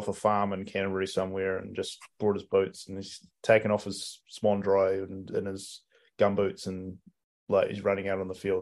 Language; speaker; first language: English; native; English